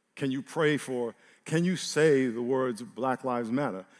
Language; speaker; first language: English; native; English